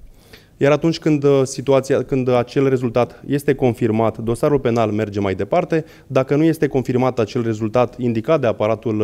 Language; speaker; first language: Romanian; native; Romanian